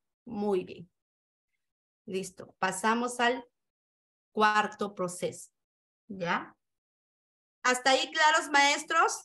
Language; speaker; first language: Spanish; native; Spanish